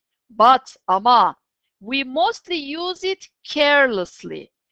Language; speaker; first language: English; non-native, fluent; Turkish